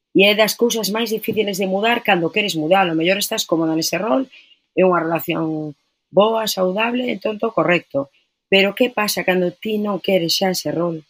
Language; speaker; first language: Galician; non-native, local second language; Spanish